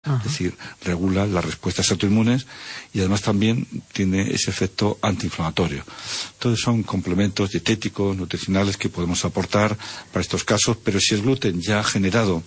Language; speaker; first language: Spanish; native; Spanish